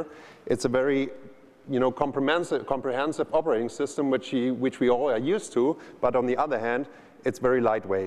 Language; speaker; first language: English; non-native, fluent; German